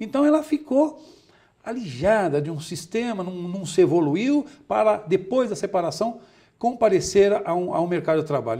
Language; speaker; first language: Portuguese; native; Portuguese